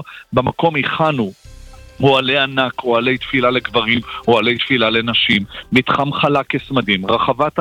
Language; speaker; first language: Hebrew; native; Hebrew